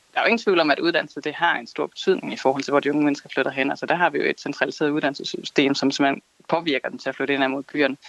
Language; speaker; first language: Danish; native; Danish